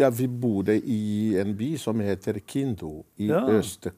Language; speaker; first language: Norwegian; non-native, fluent; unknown